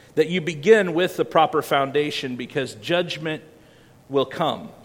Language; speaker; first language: English; native; English